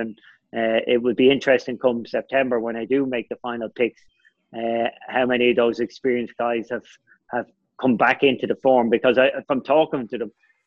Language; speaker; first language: English; native; English